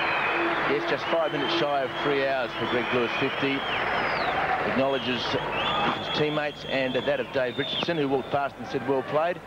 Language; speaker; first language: English; native; English